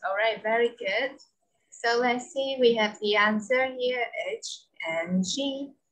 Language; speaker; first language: English; non-native, fluent; Vietnamese